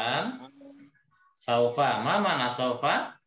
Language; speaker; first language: Arabic; non-native, fluent; Indonesian